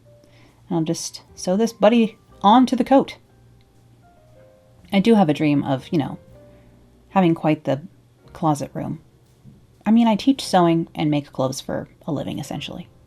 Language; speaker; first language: English; native; English